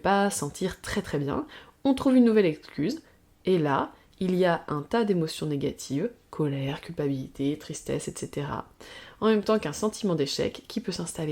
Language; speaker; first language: French; native; French